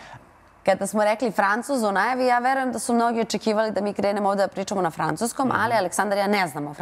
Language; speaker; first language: Bosnian; native; Bosnian